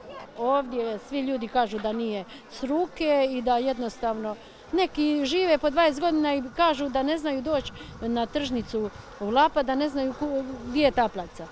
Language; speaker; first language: Croatian; native; Croatian